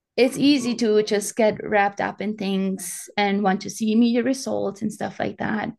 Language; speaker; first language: English; non-native, fluent; German